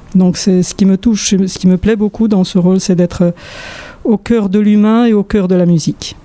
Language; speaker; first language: French; non-native, fluent; Polish